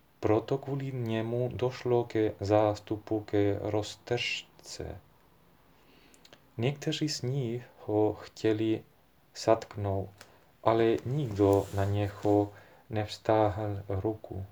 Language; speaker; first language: Czech; non-native, fluent; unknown